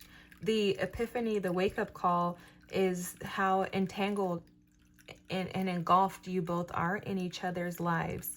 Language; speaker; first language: English; native; English